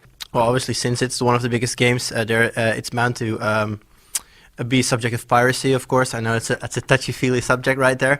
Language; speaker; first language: English; non-native, fluent; Dutch